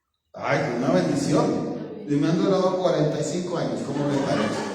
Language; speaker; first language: Spanish; native; Spanish